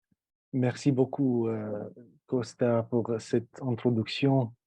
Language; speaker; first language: French; non-native, fluent; Romanian